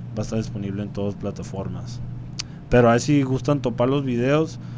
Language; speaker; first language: Spanish; early bilingual, heritage; Spanish